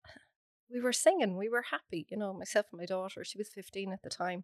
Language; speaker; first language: English; native; English